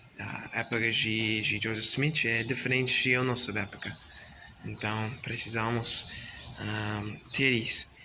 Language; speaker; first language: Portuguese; non-native, learner; English